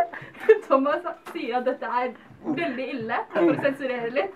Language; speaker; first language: Norwegian; native; Norwegian